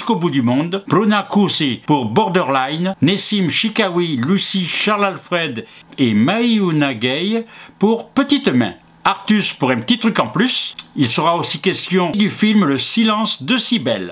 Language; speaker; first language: French; native; French